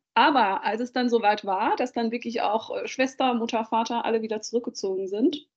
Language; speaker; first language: German; early bilingual, other home language; Dutch